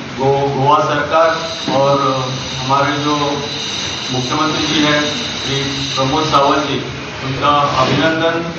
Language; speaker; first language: Hindi; non-native, local second language; Konkani